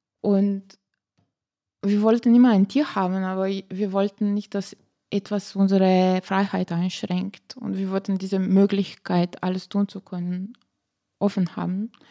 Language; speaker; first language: German; non-native, fluent; Slovenian